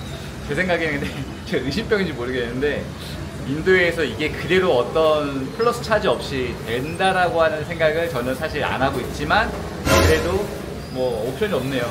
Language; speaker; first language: Korean; native; Korean